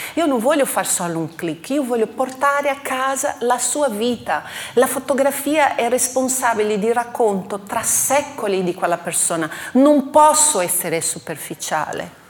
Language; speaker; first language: Italian; non-native, fluent; Portuguese